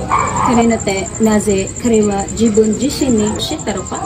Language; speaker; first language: Japanese; non-native, learner; Filipino